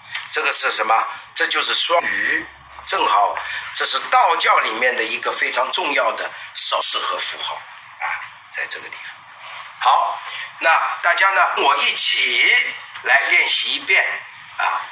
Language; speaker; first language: Chinese; native; Chinese